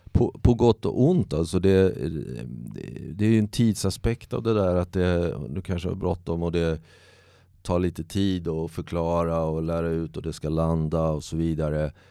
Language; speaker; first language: Swedish; native; Swedish